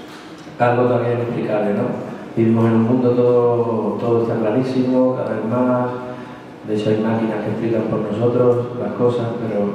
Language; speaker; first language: Spanish; native; Spanish